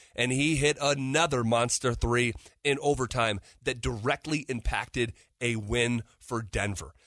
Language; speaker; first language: English; native; English